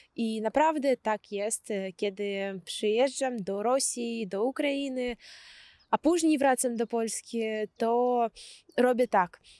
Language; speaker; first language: Polish; non-native, fluent; Russian